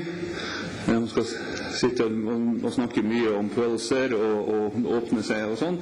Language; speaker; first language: Norwegian; native; Norwegian